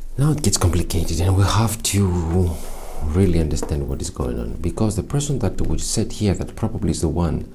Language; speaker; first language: English; non-native, fluent; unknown